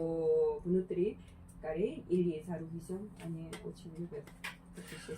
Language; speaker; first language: Russian; non-native, fluent; Korean